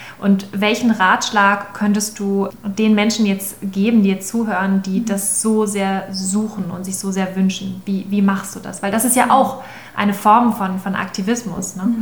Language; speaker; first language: German; native; German